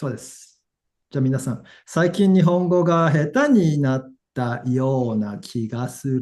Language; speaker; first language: Japanese; non-native, fluent; English